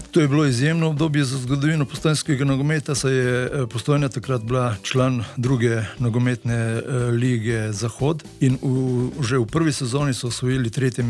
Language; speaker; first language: Slovenian; native; Slovenian